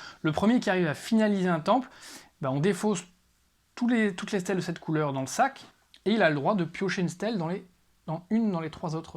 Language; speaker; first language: French; native; French